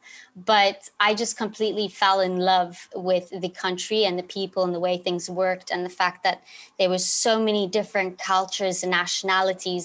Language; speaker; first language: English; native; English